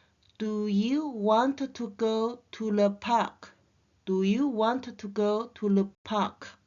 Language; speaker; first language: English; non-native, learner; Chinese